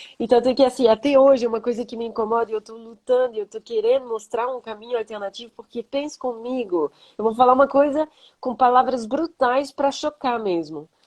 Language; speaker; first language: Portuguese; non-native, fluent; French